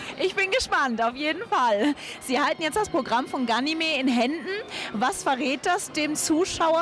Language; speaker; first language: German; native; German